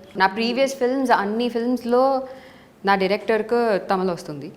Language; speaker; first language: Telugu; non-native, learner; Tamil